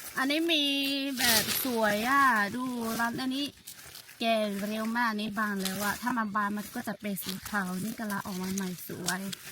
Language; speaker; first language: Thai; non-native, local second language; Lahu